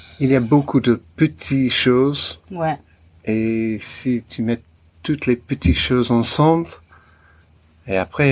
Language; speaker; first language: French; non-native, learner; English